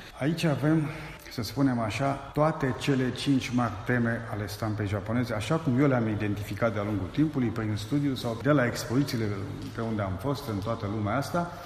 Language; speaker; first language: Romanian; native; Romanian